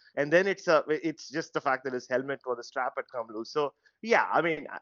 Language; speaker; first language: English; non-native, local second language; Tamil